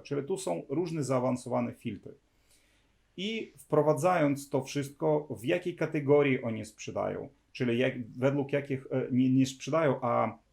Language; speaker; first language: Polish; non-native, fluent; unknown